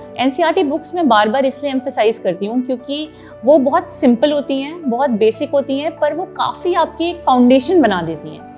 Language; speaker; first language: Hindi; native; Hindi